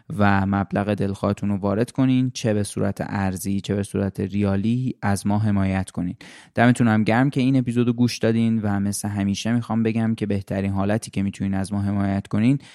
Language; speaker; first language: Persian; native; Persian